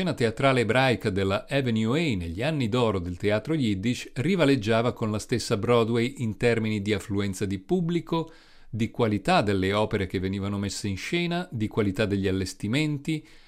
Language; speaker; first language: Italian; native; Italian